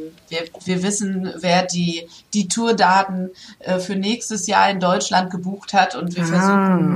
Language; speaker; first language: German; native; German